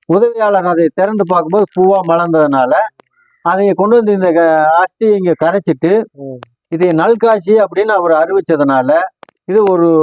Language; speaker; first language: Tamil; non-native, local second language; Telugu